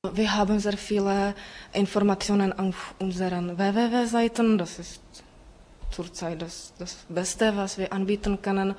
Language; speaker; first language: German; non-native, fluent; Czech